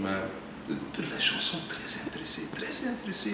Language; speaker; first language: French; non-native, local second language; Dutch